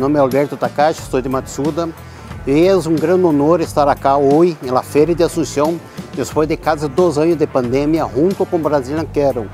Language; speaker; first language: Portuguese; non-native, learner; Spanish